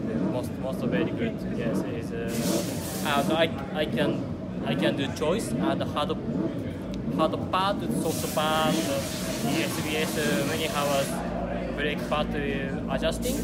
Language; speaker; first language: English; non-native, learner; Japanese